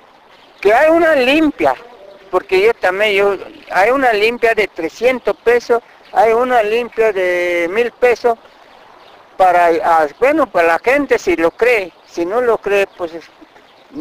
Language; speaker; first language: Spanish; non-native, local second language; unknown